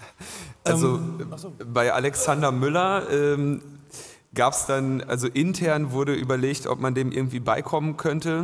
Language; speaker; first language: German; native; German